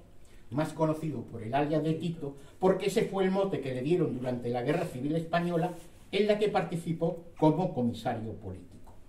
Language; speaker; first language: Spanish; native; Spanish